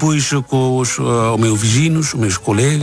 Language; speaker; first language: Portuguese; non-native, learner; Bangla